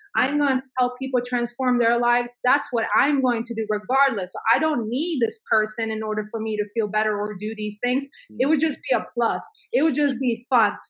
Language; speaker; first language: English; early bilingual, other home language; Swedish